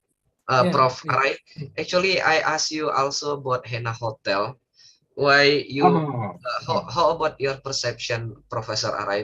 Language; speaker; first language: English; non-native, learner; Indonesian